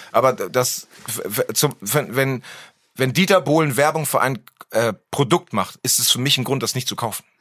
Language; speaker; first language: German; native; German